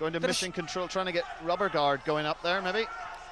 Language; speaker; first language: English; native; English